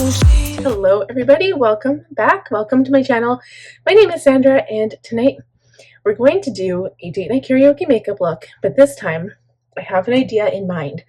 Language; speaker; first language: English; native; English